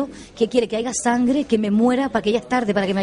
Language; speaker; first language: Spanish; native; Spanish